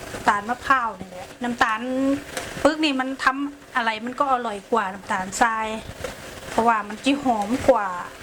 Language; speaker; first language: Thai; native; Thai